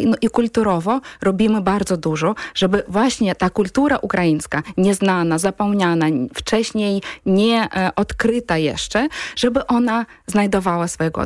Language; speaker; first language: Polish; non-native, fluent; Ukrainian